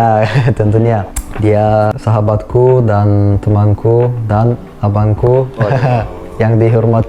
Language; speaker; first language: Indonesian; non-native, learner; Turkish